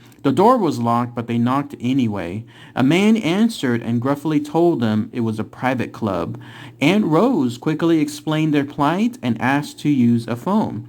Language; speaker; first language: English; native; English